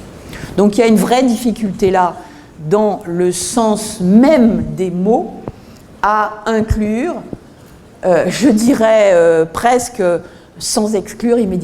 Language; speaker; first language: French; native; French